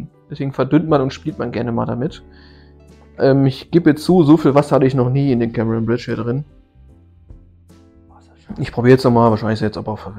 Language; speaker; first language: German; native; German